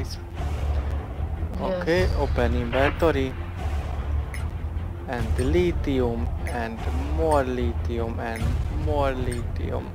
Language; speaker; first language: English; non-native, learner; Hungarian